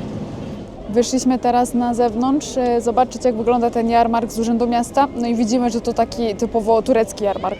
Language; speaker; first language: Polish; native; Polish